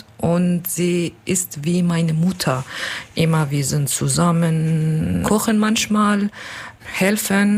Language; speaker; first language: German; non-native, learner; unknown